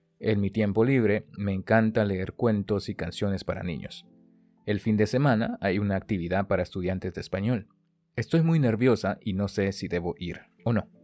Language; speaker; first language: Spanish; non-native, fluent; Chinese